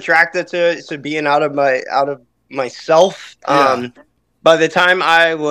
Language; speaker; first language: English; native; English